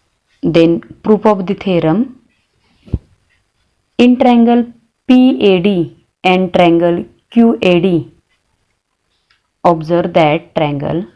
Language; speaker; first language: English; non-native, local second language; Marathi